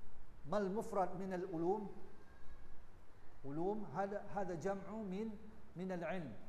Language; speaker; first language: Arabic; non-native, learner; Indonesian